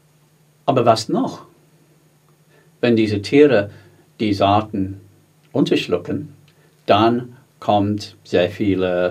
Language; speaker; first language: German; non-native, fluent; English